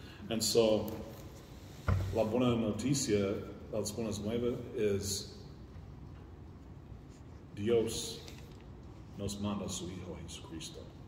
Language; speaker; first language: Spanish; non-native, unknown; English